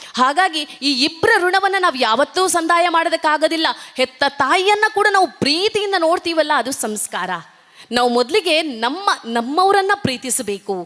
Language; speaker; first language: Kannada; non-native, local second language; Tulu